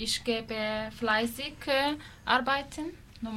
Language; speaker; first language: German; non-native, learner; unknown